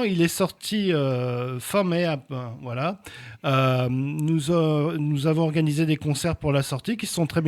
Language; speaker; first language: French; native; French